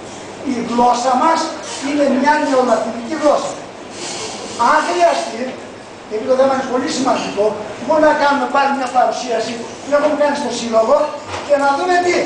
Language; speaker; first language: Greek; non-native, local second language; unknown